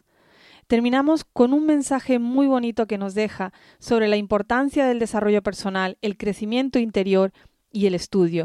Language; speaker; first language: Spanish; native; Spanish